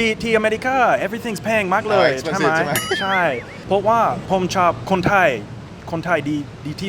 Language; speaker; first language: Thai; non-native, learner; English